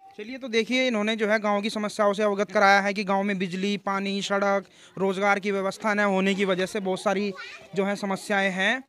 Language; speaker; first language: Hindi; native; Hindi